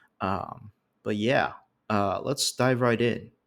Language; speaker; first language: English; native; English